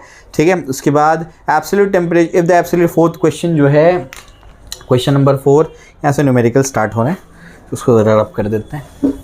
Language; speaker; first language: Hindi; native; Hindi